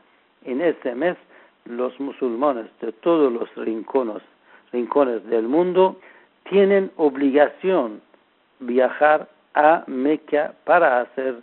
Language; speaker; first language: Spanish; non-native, learner; Persian